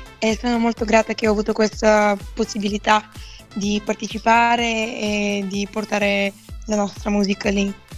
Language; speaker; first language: Italian; non-native, fluent; Bulgarian